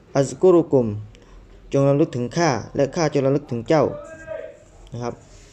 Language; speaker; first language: Thai; non-native, local second language; Malay